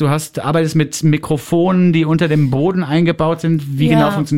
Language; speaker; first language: German; native; German